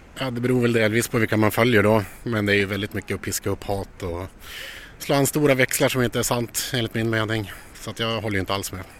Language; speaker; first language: Swedish; native; Swedish